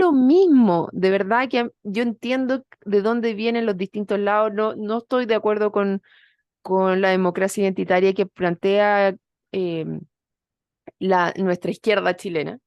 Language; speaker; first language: Spanish; native; Spanish